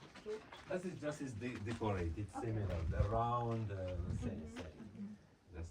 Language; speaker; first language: English; non-native, learner; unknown